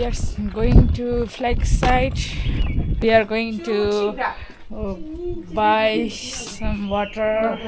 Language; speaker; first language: English; non-native, learner; Tibetan